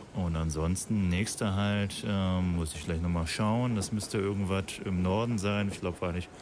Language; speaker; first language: German; native; German